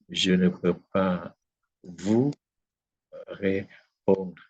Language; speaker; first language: French; non-native, fluent; Thai